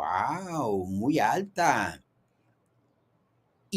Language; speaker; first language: Spanish; native; Spanish